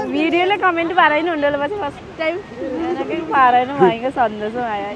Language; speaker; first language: Malayalam; non-native, learner; Nepali